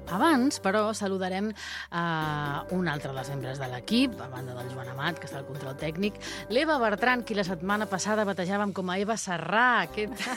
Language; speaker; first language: Catalan; native; Catalan